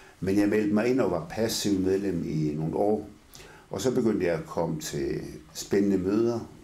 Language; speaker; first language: Danish; early bilingual, other home language; Arabic